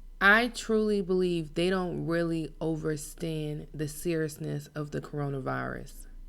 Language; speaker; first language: English; native; English